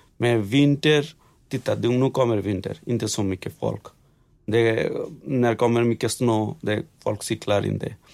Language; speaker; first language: Swedish; non-native, learner; Bangla